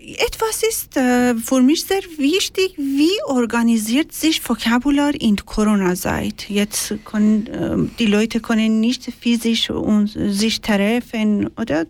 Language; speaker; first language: German; non-native, learner; Persian